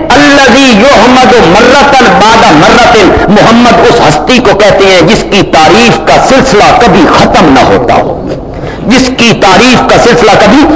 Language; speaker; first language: Urdu; non-native, local second language; Punjabi